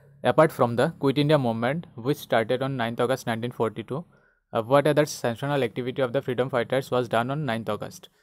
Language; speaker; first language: English; non-native, local second language; Bangla